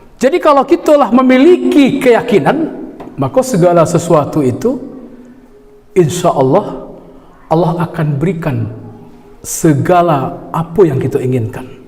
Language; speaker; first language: Malay; non-native, local second language; Minangkabau